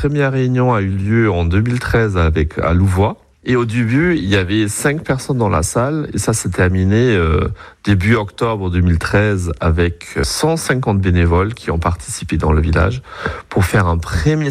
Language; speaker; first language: French; non-native, fluent; German